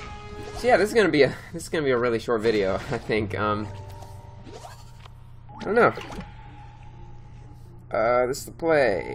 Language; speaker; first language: English; native; English